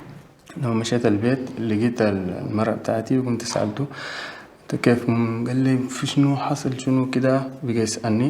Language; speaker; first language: Arabic; native; Arabic